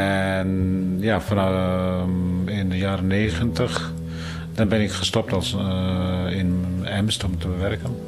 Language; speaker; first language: Dutch; non-native, fluent; Tibetan